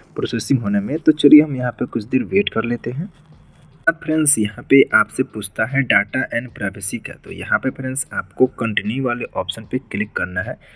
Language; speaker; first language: Hindi; native; Hindi